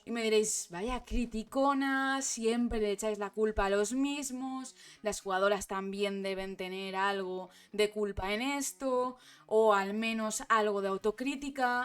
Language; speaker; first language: Spanish; native; Spanish